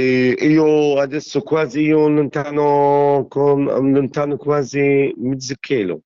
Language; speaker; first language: Italian; non-native, learner; Arabic